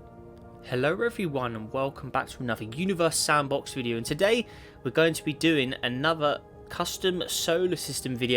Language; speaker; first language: English; native; English